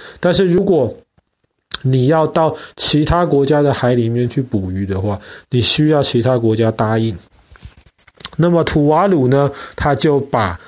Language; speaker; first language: Chinese; native; Chinese